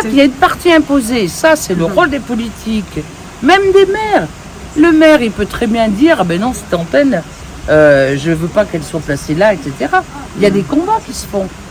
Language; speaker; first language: French; native; French